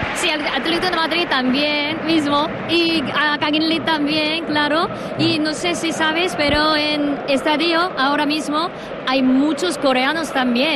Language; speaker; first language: Spanish; non-native, learner; Korean